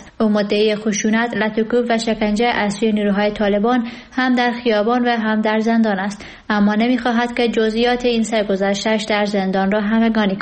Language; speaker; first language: Persian; native; Persian